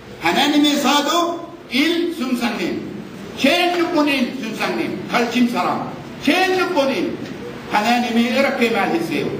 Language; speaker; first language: Korean; non-native, learner; Arabic